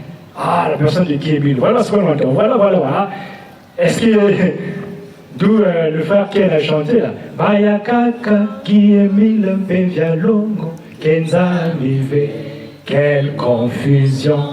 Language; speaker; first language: French; non-native, local second language; Lingala